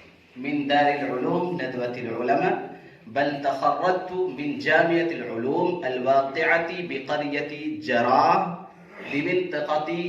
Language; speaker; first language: Arabic; non-native, fluent; Urdu